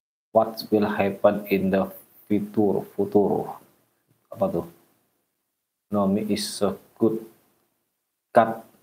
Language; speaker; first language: English; non-native, learner; Indonesian